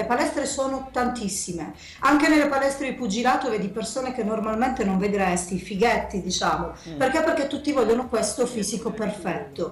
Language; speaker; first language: Italian; native; Italian